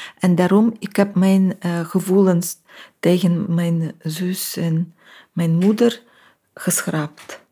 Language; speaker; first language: Dutch; non-native, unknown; Russian